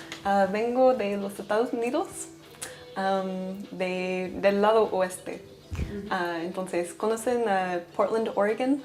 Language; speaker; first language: Spanish; non-native, learner; English